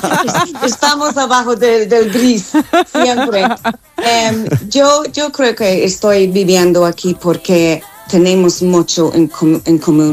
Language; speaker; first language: Spanish; non-native, fluent; English